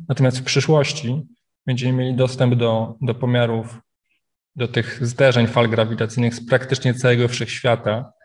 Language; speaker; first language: Polish; native; Polish